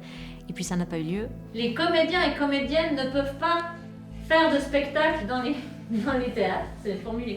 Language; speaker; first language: French; native; French